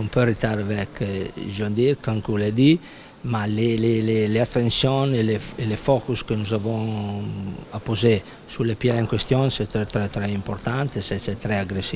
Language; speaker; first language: French; non-native, fluent; Italian